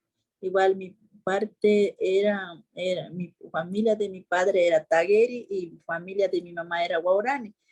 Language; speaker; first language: Spanish; non-native, local second language; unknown